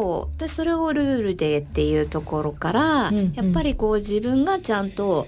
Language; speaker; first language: Japanese; native; Japanese